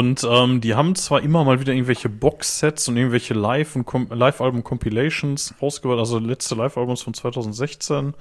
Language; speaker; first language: German; native; German